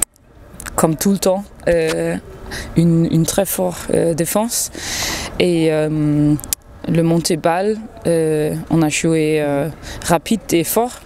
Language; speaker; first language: French; non-native, learner; Danish